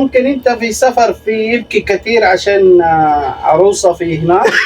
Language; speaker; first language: Arabic; non-native, learner; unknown